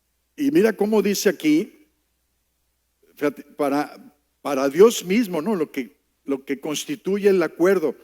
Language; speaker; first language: Spanish; native; Spanish